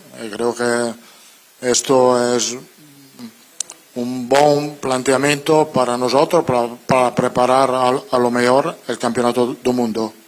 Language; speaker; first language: Spanish; non-native, fluent; Italian